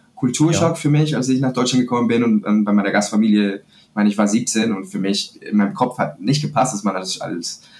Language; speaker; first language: German; non-native, fluent; Spanish